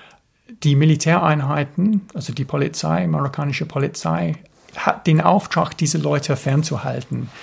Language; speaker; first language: German; non-native, fluent; English